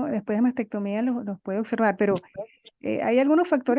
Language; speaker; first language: Spanish; native; Spanish